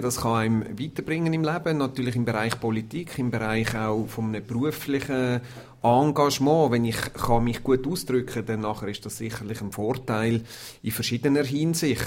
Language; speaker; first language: German; native; German